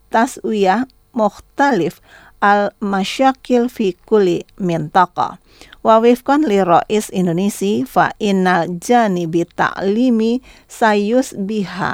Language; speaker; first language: Arabic; non-native, learner; Indonesian